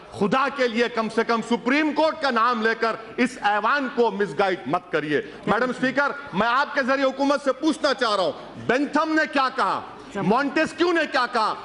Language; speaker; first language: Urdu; native; Urdu